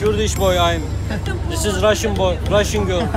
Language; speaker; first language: English; non-native, learner; Turkish